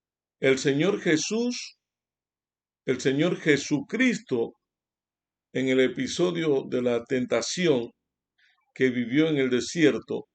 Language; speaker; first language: Spanish; native; Spanish